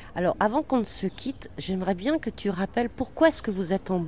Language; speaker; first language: French; native; French